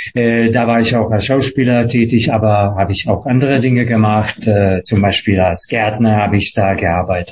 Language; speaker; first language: German; non-native, fluent; Hungarian